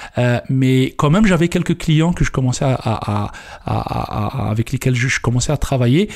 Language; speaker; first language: French; non-native, local second language; Kabyle